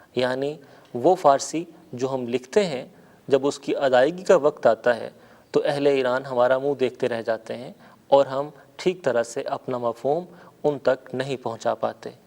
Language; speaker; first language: Urdu; native; Urdu